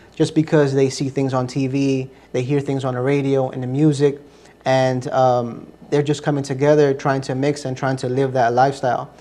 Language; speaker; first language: English; early bilingual, other home language; Spanish